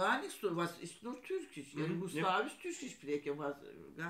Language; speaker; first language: German; non-native, learner; Turkish